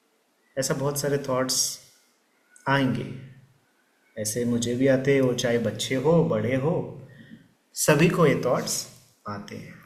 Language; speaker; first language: Hindi; native; Hindi